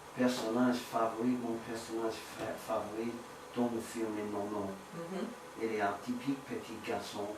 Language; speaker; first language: French; non-native, learner; English